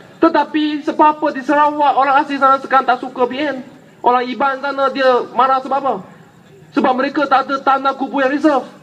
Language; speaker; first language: Malay; non-native, local second language; Chinese